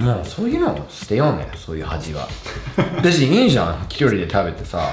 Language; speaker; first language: Japanese; non-native, fluent; English